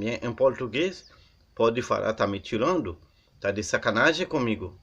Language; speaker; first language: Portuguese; non-native, learner; Haitian Creole